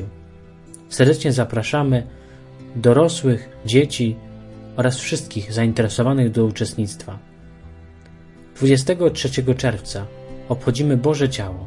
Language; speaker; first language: Polish; native; Polish